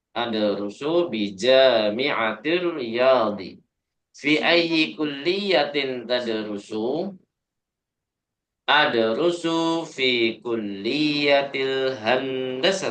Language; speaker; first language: Arabic; non-native, fluent; Indonesian